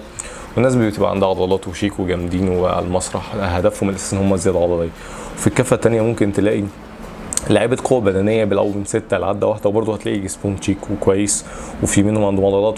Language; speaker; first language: Arabic; native; Arabic